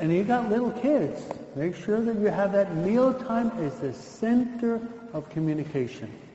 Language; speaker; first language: English; native; English